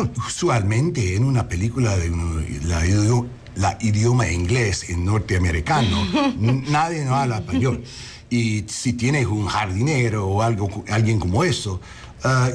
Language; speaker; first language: Spanish; non-native, learner; English